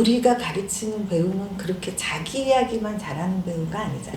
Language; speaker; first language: Korean; native; Korean